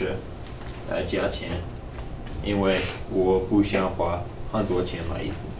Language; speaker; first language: Chinese; non-native, learner; English